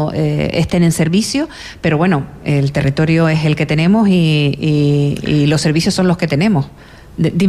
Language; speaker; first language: Spanish; native; Spanish